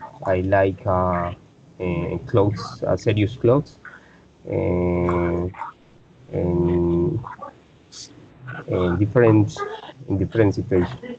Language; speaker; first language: English; non-native, learner; Spanish